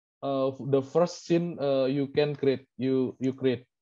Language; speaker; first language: English; non-native, learner; Indonesian